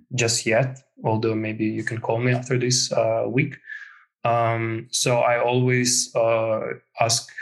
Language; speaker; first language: English; non-native, fluent; Russian